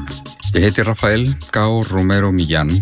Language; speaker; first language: Icelandic; non-native, learner; Spanish